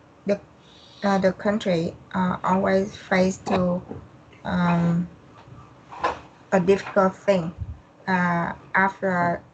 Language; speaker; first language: English; non-native, learner; Vietnamese